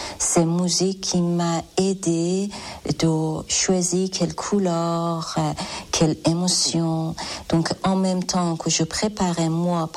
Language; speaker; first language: French; non-native, fluent; Persian